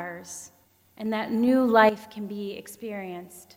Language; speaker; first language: English; native; English